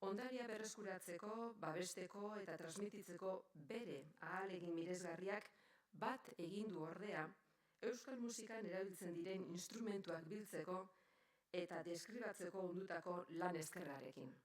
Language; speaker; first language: Basque; native; Basque